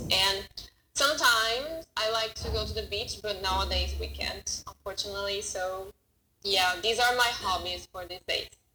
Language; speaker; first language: English; non-native, fluent; Portuguese